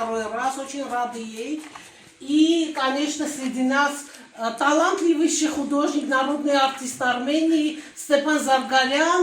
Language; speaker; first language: Russian; non-native, local second language; Armenian